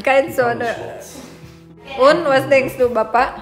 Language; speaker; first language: German; non-native, learner; Indonesian